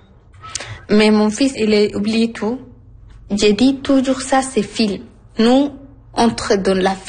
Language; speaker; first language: French; non-native, learner; Arabic